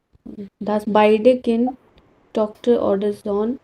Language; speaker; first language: German; non-native, learner; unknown